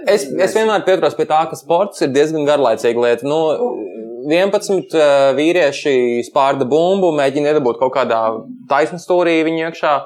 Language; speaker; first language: Latvian; native; Latvian